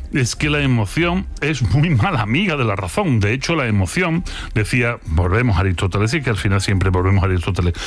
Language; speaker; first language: Spanish; native; Spanish